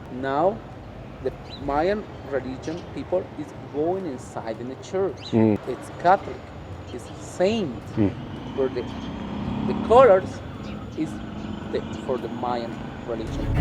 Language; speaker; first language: English; non-native, learner; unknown